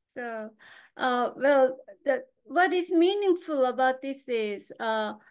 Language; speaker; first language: English; non-native, fluent; Korean